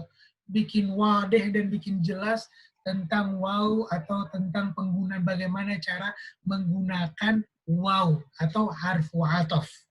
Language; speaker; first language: Indonesian; native; Indonesian